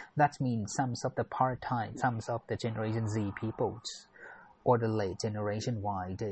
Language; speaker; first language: English; non-native, fluent; Thai